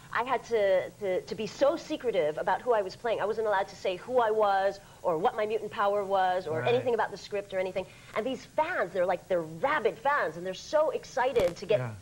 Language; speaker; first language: English; native; English